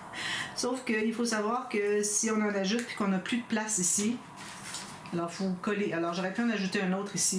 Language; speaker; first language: French; native; French